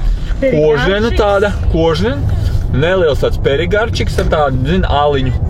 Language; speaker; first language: Latvian; native; Latvian